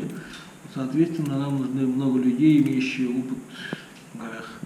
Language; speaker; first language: Russian; native; Russian